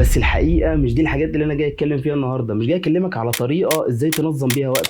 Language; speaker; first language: Arabic; native; Arabic